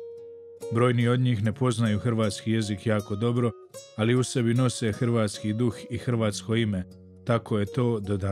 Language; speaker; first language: Croatian; native; Croatian